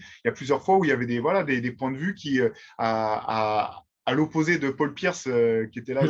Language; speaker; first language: French; native; French